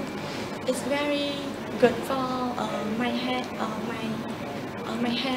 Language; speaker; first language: English; non-native, learner; Khmer